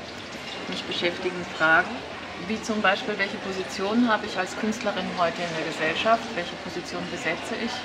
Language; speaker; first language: German; native; German